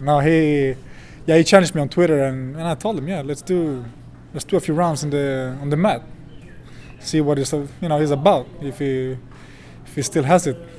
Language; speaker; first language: English; non-native, fluent; Swedish